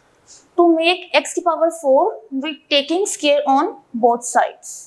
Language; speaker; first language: English; non-native, local second language; Urdu